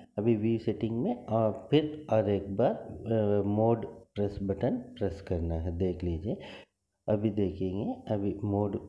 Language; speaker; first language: Hindi; non-native, local second language; Tamil